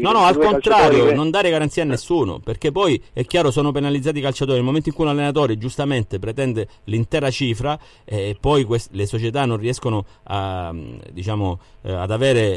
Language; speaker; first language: Italian; native; Italian